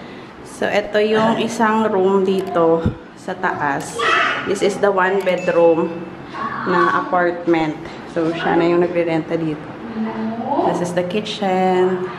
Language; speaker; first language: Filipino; non-native, local second language; Hiligaynon